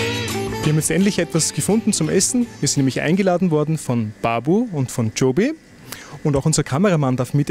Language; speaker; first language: German; native; German